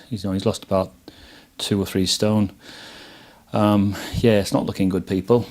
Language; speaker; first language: English; native; English